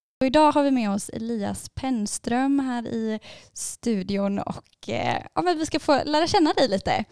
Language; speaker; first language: Swedish; native; Swedish